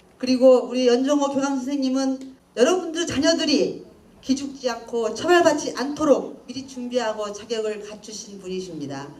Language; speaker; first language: Korean; native; Korean